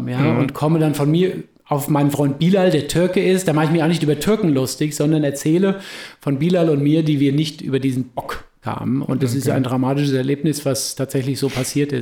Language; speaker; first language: German; native; German